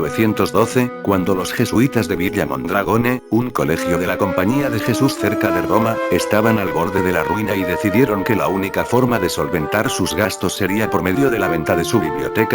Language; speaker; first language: Spanish; native; Spanish